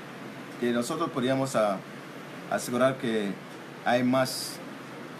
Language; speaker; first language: Spanish; non-native, local second language; English